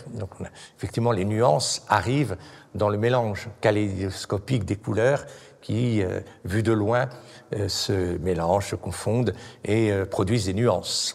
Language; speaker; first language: French; native; French